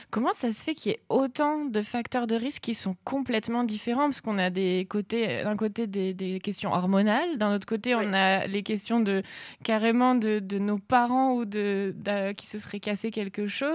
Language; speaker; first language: French; native; French